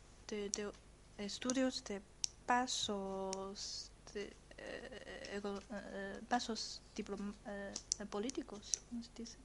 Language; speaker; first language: Spanish; non-native, learner; Chinese